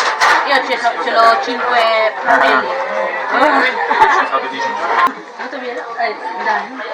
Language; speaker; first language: Italian; non-native, learner; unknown